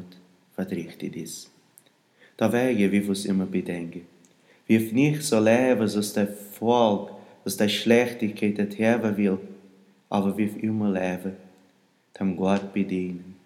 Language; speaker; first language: German; non-native, learner; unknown